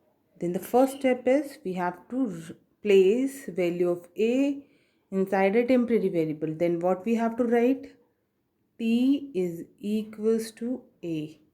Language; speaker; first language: English; non-native, local second language; Hindi